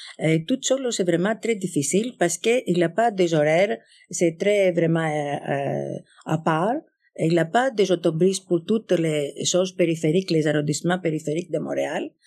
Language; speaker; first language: French; non-native, fluent; Greek